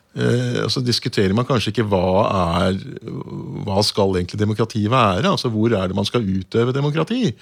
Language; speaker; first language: Norwegian; native; Norwegian